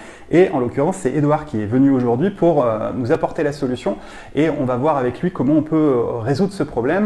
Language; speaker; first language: French; native; French